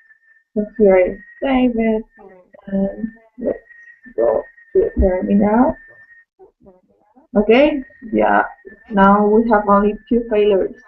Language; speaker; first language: English; non-native, learner; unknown